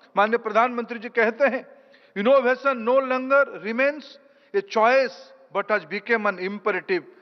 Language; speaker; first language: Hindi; non-native, local second language; Odia